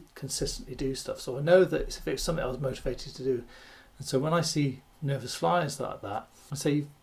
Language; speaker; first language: English; native; English